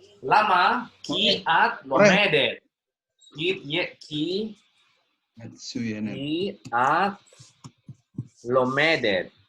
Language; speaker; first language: Hebrew; non-native, fluent; Indonesian